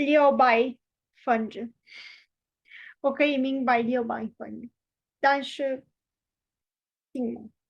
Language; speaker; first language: Chinese; non-native, learner; Romanian